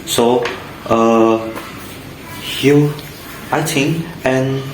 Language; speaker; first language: English; non-native, learner; Indonesian